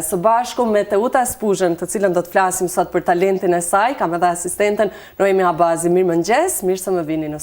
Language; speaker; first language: Albanian; native; Albanian